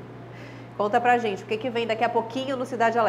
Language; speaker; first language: Portuguese; native; Portuguese